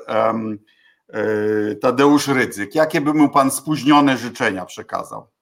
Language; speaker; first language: Polish; native; Polish